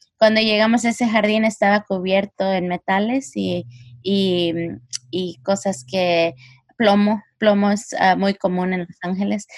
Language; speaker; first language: Spanish; early bilingual, heritage; Spanish